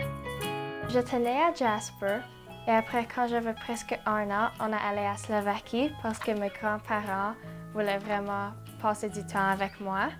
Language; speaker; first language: French; non-native, local second language; Slovak